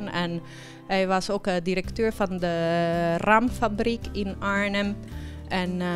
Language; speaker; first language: Dutch; early bilingual, heritage; Italian